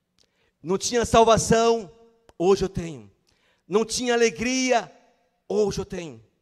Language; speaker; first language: Portuguese; native; Portuguese